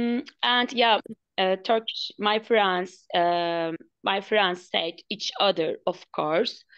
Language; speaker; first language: English; non-native, learner; Turkish